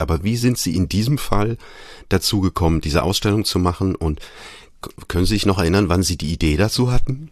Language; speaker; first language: German; native; German